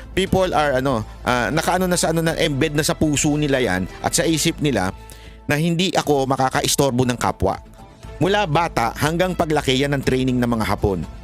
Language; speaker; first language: Filipino; native; Filipino